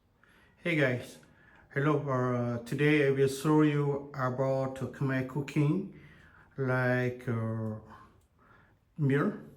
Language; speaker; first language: English; non-native, learner; Khmer